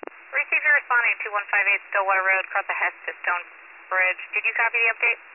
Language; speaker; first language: English; native; English